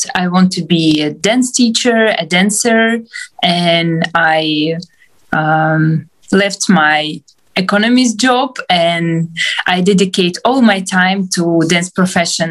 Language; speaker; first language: English; non-native, fluent; Ukrainian